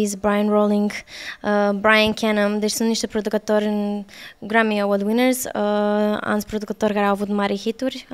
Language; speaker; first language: Romanian; early bilingual, heritage; Romanian